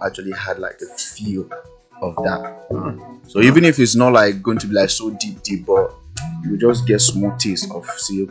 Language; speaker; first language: English; non-native, local second language; Igbo